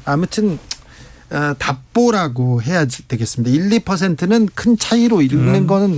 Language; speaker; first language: Korean; native; Korean